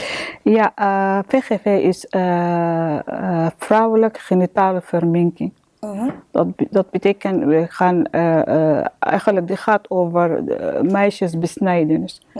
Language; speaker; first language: Dutch; non-native, learner; Arabic